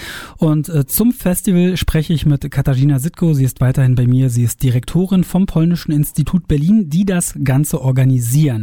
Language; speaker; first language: German; native; German